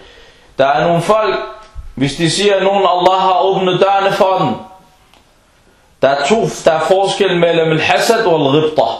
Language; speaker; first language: Danish; non-native, fluent; Arabic